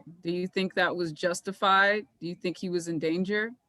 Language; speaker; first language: English; native; English